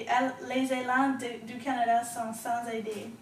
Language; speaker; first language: French; non-native, learner; English